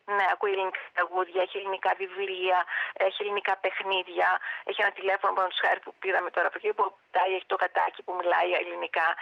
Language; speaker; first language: Greek; native; Greek